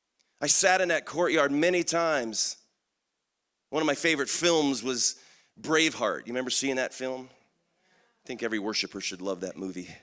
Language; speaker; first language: English; native; English